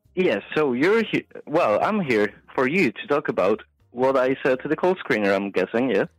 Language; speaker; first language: English; non-native, fluent; Polish